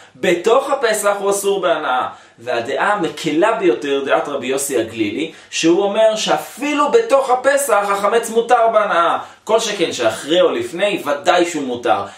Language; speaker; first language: Hebrew; native; Hebrew